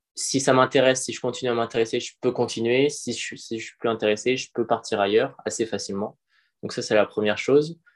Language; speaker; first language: French; native; French